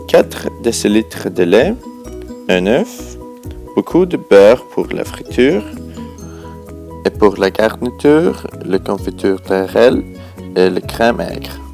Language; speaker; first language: French; non-native, learner; Swedish